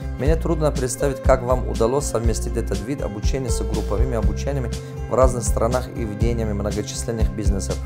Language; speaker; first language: Russian; non-native, fluent; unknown